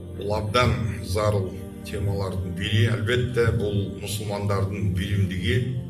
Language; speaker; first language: Kyrgyz; non-native, local second language; Uzbek